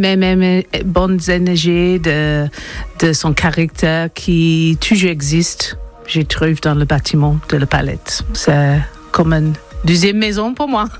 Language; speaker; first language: French; non-native, learner; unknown